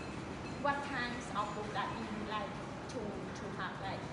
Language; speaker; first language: English; non-native, learner; Khmer